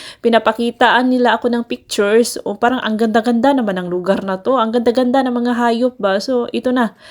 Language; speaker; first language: Filipino; non-native, local second language; Cebuano